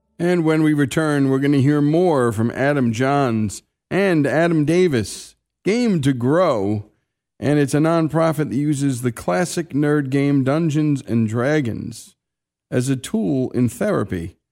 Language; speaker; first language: English; native; English